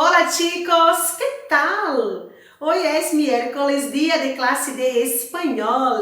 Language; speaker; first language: Spanish; non-native, learner; Portuguese